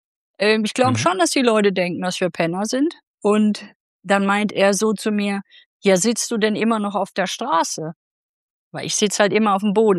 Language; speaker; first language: German; native; German